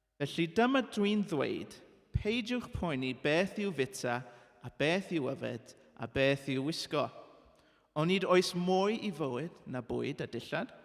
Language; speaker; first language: Welsh; non-native, local second language; English